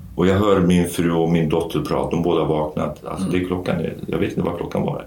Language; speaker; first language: Swedish; non-native, fluent; Kurdish